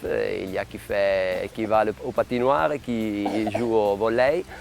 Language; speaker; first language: French; non-native, local second language; Italian